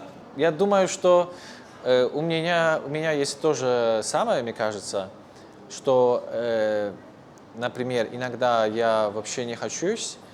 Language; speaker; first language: Russian; non-native, fluent; Polish